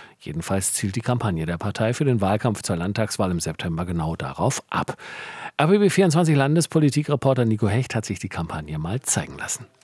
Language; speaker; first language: German; native; German